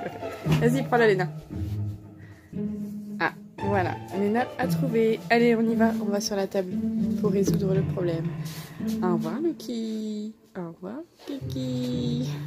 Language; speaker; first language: French; native; French